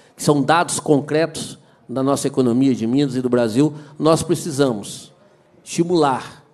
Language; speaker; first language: Portuguese; native; Portuguese